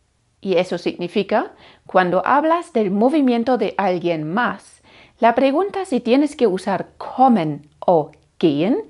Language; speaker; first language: Spanish; non-native, fluent; German